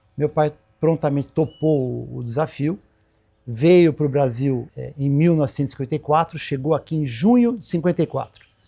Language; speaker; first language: Portuguese; native; Portuguese